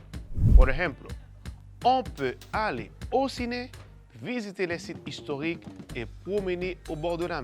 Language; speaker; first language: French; non-native, fluent; Spanish